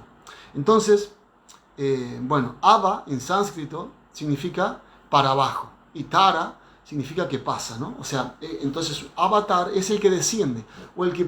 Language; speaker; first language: Spanish; native; Spanish